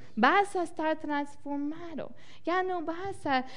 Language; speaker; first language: Spanish; non-native, fluent; English